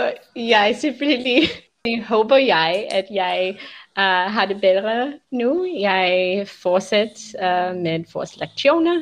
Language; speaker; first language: Danish; non-native, learner; English